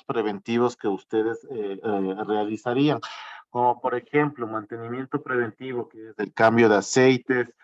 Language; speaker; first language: Spanish; native; Spanish